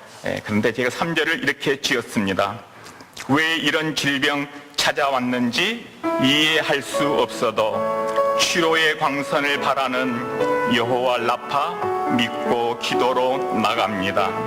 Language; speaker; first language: Korean; native; Korean